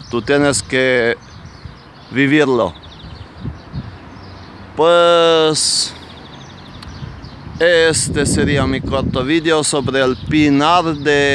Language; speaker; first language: Spanish; non-native, fluent; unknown